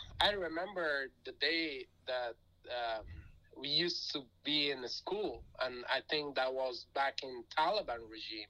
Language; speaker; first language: English; non-native, fluent; Persian